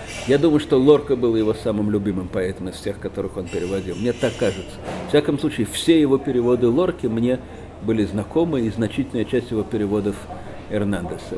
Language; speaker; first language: Russian; native; Russian